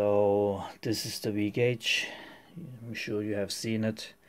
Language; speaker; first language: English; non-native, fluent; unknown